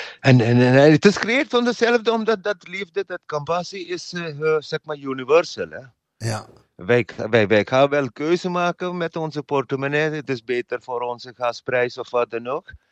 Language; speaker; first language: Dutch; non-native, learner; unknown